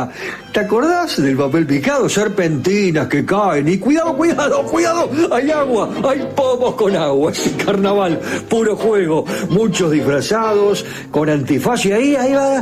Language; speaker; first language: Spanish; native; Spanish